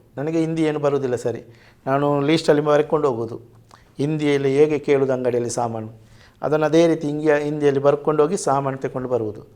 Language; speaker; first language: Kannada; non-native, local second language; Tulu